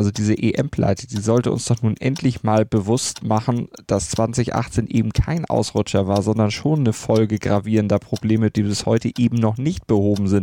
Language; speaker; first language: German; native; German